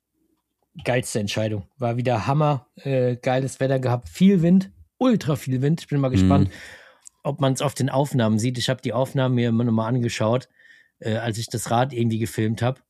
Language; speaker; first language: German; native; German